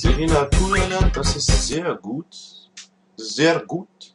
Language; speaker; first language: German; native; German